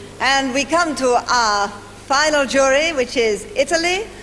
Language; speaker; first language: English; native; English